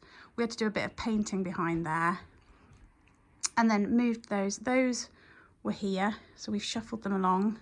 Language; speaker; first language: English; native; English